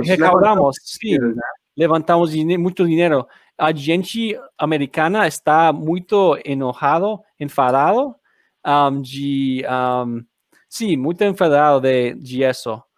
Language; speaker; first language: Portuguese; non-native, learner; English